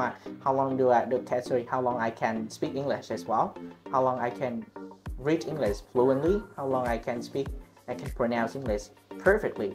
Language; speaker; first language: English; non-native, learner; Vietnamese